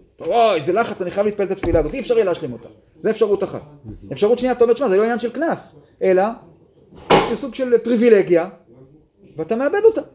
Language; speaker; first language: Hebrew; native; Hebrew